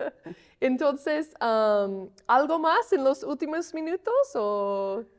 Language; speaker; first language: Spanish; non-native, fluent; English